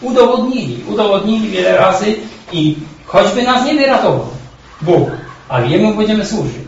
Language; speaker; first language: Polish; native; Polish